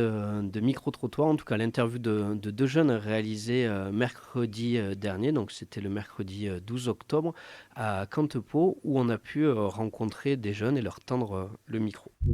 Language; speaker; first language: French; native; French